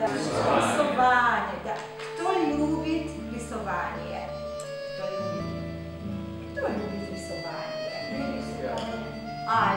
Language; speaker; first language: Russian; non-native, fluent; Hungarian